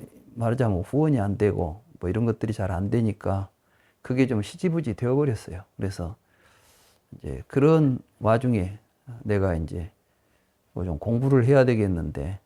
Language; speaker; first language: Korean; native; Korean